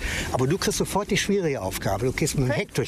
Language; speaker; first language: German; native; German